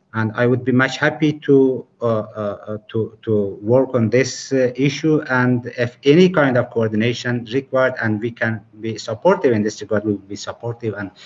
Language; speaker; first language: English; non-native, fluent; Persian